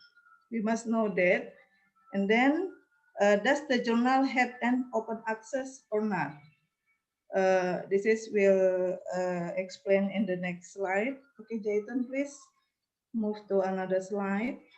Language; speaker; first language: English; non-native, learner; Indonesian